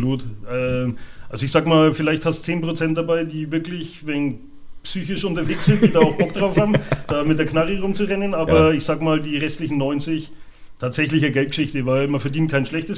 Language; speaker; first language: German; native; German